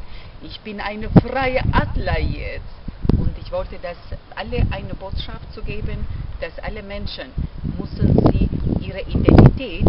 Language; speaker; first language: German; non-native, learner; Albanian